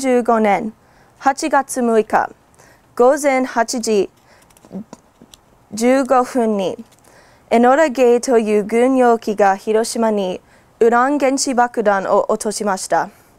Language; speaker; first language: Japanese; non-native, fluent; English